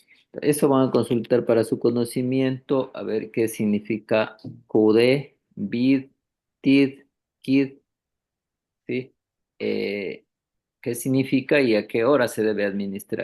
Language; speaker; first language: Spanish; native; Spanish